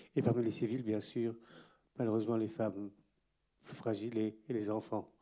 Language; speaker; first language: French; native; French